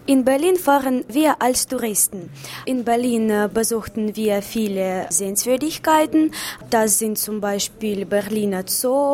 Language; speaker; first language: German; non-native, learner; Russian